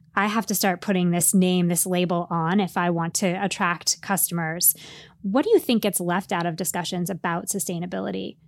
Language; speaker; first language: English; native; English